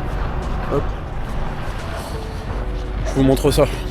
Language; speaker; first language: French; native; French